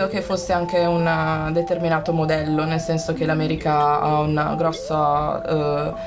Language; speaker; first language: Italian; native; Italian